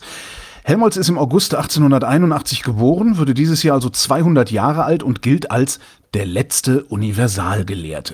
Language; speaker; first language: German; native; German